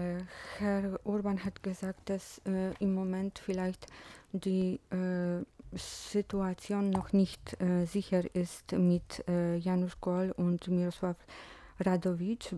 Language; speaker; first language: German; non-native, fluent; Polish